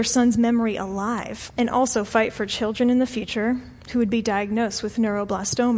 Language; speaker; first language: English; native; English